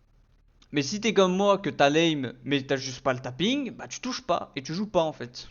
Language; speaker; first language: French; native; French